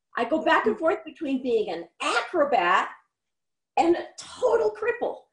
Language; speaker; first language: English; native; English